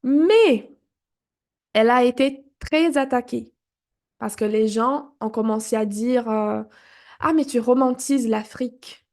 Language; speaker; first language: French; non-native, fluent; Portuguese